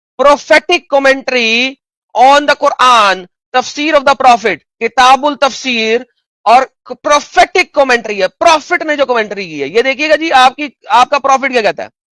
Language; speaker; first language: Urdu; non-native, local second language; Punjabi